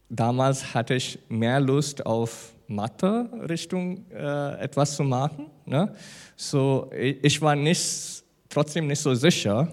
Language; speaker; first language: German; non-native, learner; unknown